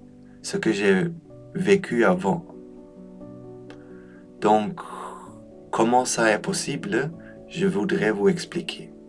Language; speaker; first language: French; non-native, learner; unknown